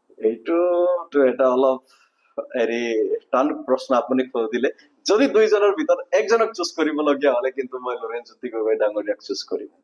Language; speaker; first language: Assamese; non-native, local second language; Nepali